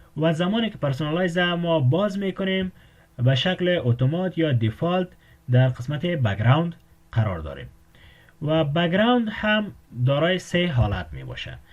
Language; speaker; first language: Persian; native; Persian